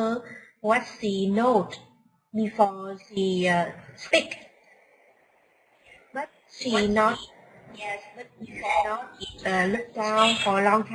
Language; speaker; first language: English; non-native, learner; Vietnamese